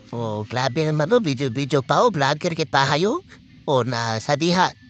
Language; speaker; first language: Filipino; non-native, local second language; Cebuano